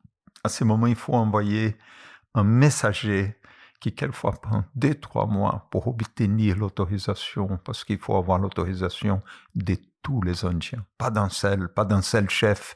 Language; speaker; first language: French; non-native, fluent; Portuguese